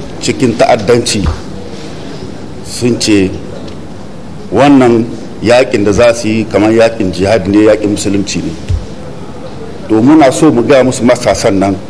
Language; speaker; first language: Hausa; native; Hausa